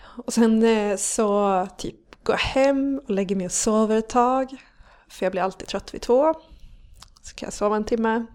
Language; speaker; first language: Swedish; native; Swedish